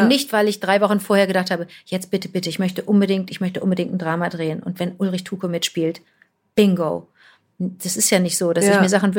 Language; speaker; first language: German; native; German